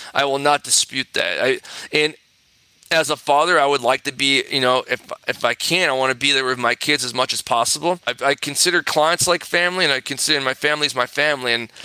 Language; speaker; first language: English; native; English